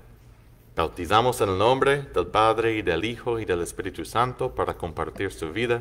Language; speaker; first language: Spanish; non-native, fluent; English